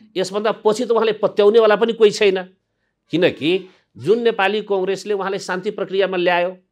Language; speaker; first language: Nepali; non-native, local second language; Maithili